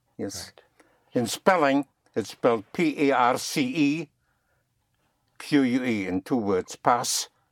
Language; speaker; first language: English; non-native, fluent; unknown